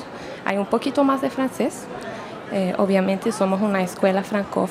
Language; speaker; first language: Spanish; non-native, fluent; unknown